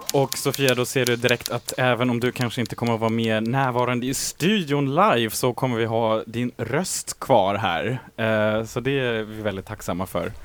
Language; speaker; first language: Swedish; native; Swedish